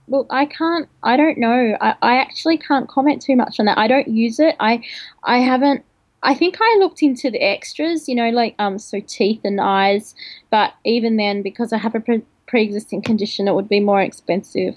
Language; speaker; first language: English; native; English